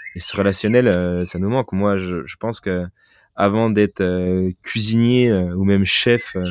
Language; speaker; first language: French; native; French